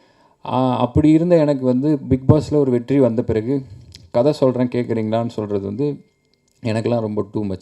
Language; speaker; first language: Tamil; native; Tamil